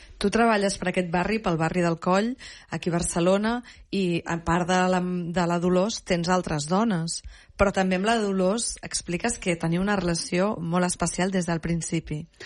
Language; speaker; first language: Catalan; native; Catalan